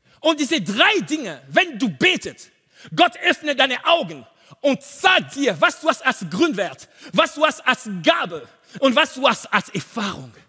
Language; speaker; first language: German; non-native, learner; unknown